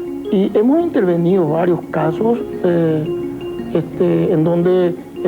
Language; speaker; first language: Spanish; native; Spanish